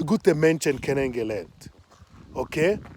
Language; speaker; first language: German; non-native, fluent; Igbo